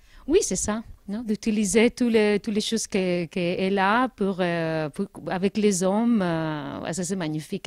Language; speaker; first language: French; non-native, learner; Spanish